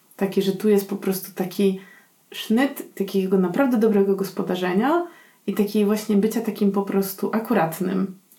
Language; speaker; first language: Polish; native; Polish